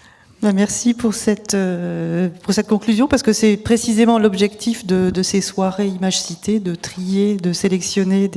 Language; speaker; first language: French; native; French